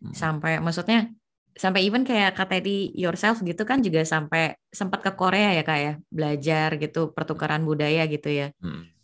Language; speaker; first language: Indonesian; native; Indonesian